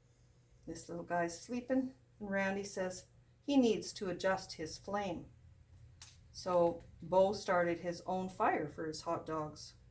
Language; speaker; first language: English; native; English